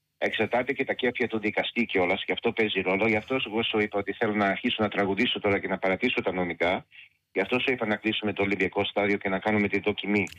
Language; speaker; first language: Greek; early bilingual, heritage; Greek